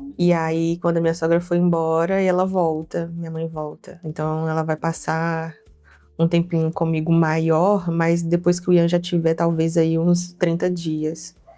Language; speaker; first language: Portuguese; native; Portuguese